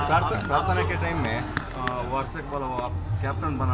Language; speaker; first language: Hindi; non-native, local second language; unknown